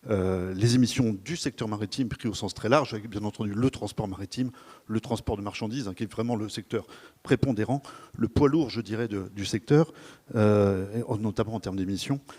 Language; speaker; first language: French; native; French